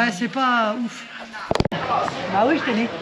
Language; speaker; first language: French; native; French